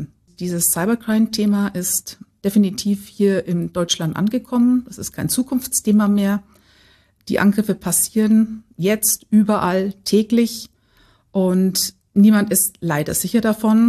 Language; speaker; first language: German; native; German